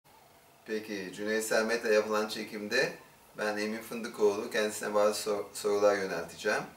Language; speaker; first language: Turkish; native; Turkish